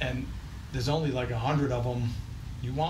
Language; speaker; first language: English; native; English